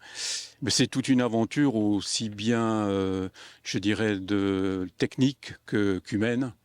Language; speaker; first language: French; native; French